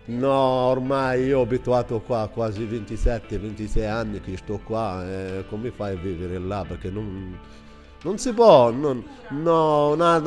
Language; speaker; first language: Italian; non-native, learner; Arabic